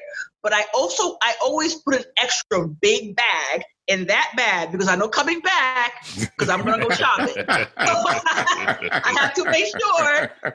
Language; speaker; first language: English; early bilingual, other home language; Haitian Creole